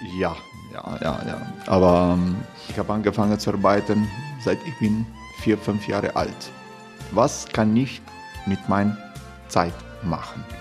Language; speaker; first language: German; non-native, learner; Croatian